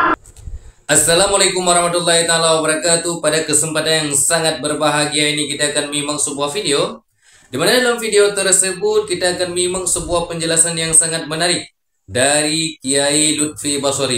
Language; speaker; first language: Indonesian; native; Indonesian